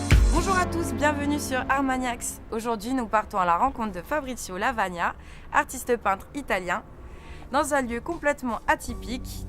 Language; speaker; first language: French; native; French